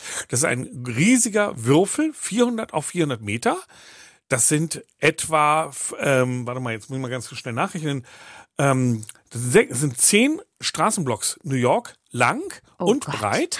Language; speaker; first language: German; native; German